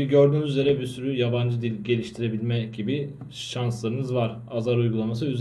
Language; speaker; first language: Turkish; native; Turkish